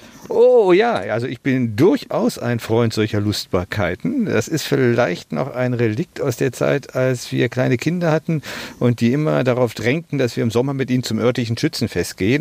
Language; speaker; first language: German; native; German